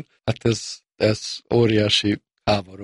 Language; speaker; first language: Hungarian; non-native, local second language; Serbian